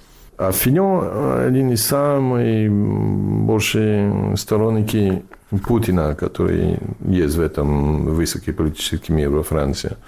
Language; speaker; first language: Russian; non-native, fluent; English